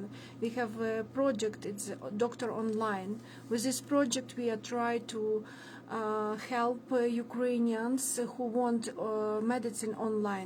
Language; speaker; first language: English; non-native, learner; Ukrainian